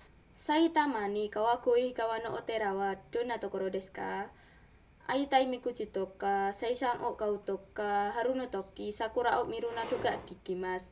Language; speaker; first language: Japanese; non-native, learner; Indonesian